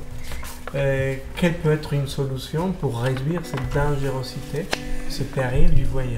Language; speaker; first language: French; non-native, fluent; Spanish